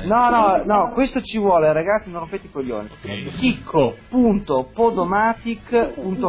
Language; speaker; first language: Italian; native; Italian